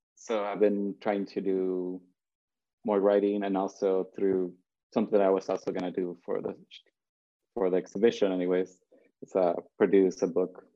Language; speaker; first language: English; early bilingual, other home language; Spanish